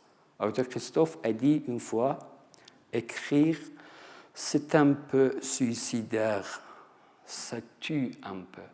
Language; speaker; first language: French; non-native, fluent; Persian